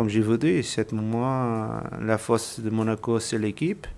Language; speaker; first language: French; non-native, learner; Portuguese